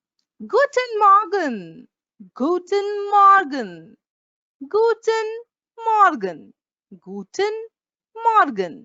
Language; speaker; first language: German; non-native, fluent; Bangla